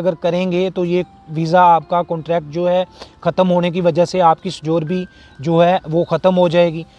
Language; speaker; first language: Urdu; non-native, local second language; Punjabi